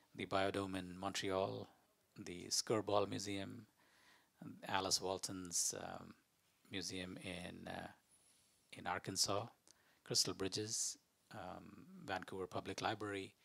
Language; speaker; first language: English; non-native, local second language; Malayalam